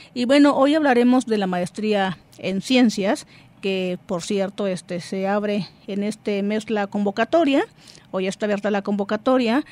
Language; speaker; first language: Spanish; native; Spanish